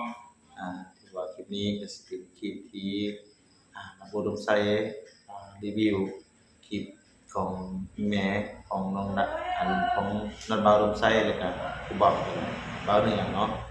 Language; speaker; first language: Thai; non-native, local second language; Lao